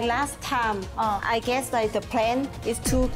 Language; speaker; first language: English; non-native, learner; Chinese